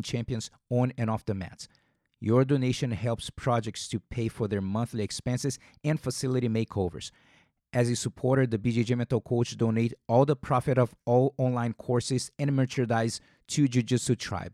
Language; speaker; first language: English; native; English